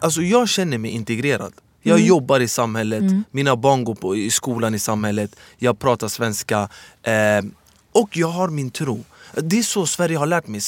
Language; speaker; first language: Swedish; early bilingual, other home language; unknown